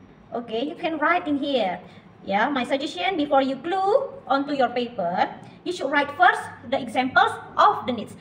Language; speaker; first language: English; non-native, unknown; Indonesian